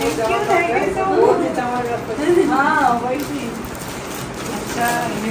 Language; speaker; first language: Hindi; non-native, local second language; Bangla